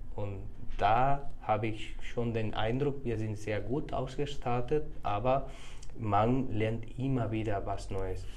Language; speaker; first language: German; non-native, fluent; Spanish